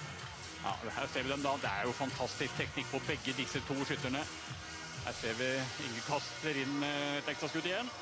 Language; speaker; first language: Norwegian; native; Norwegian